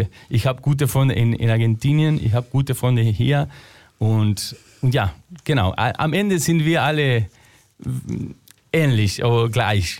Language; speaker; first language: German; non-native, fluent; Spanish